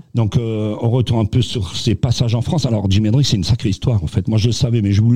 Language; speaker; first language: French; non-native, local second language; Swiss German